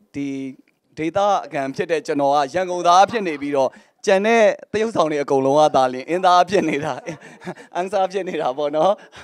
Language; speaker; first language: Burmese; native; Burmese